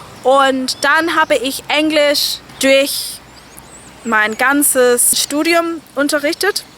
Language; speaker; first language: German; non-native, fluent; English